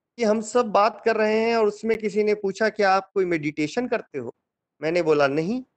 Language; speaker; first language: Hindi; native; Hindi